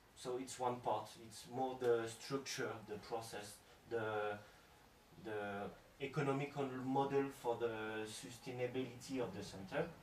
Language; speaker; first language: English; non-native, fluent; French